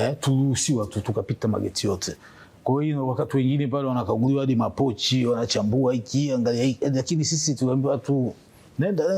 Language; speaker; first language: Swahili; native; Swahili